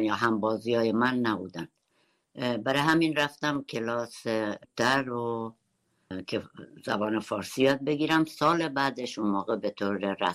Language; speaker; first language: Persian; non-native, local second language; Kurdish